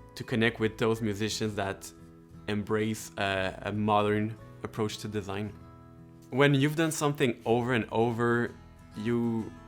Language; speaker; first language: English; non-native, local second language; French